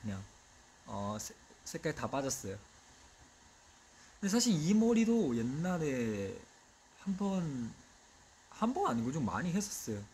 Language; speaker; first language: Korean; non-native, fluent; Chinese